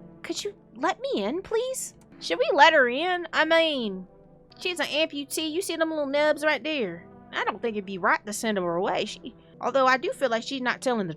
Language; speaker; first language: English; native; English